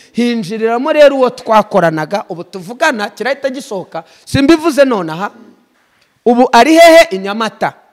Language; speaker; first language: Kinyarwanda; native; Kinyarwanda